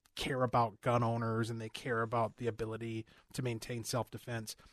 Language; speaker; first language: English; native; English